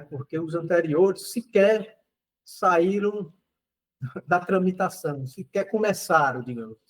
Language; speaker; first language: Portuguese; native; Portuguese